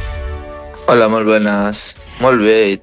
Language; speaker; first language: Catalan; non-native, fluent; Arabic